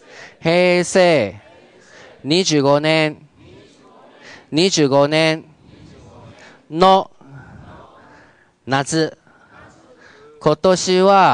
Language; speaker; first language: Japanese; non-native, fluent; Chinese